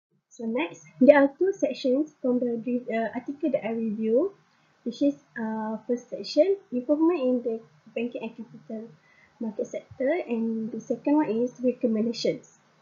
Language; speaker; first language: English; non-native, local second language; Malay